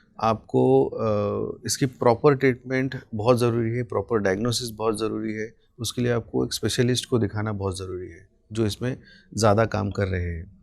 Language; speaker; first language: Hindi; non-native, local second language; Marathi